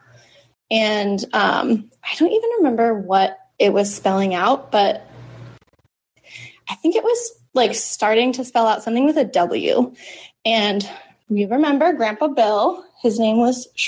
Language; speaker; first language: English; native; English